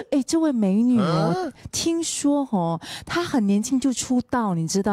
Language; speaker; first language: Chinese; native; Chinese